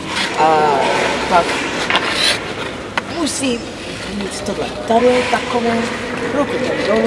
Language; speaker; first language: Czech; non-native, learner; English